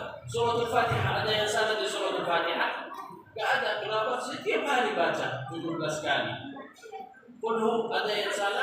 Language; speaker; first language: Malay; non-native, learner; Arabic